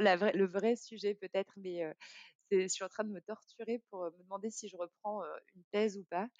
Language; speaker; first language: French; native; French